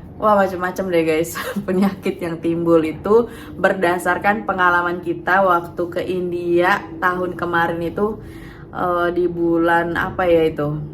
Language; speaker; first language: Indonesian; native; Indonesian